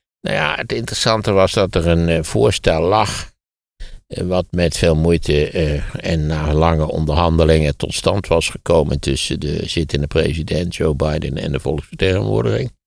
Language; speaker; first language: Dutch; native; Dutch